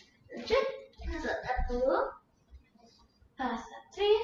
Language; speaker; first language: Russian; early bilingual, heritage; Russian